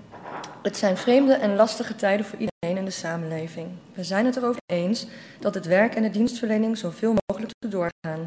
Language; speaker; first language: Dutch; native; Dutch